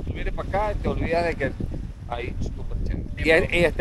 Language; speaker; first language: Spanish; native; Spanish